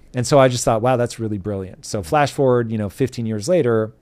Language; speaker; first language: English; native; English